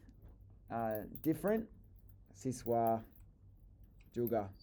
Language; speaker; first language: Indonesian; non-native, learner; English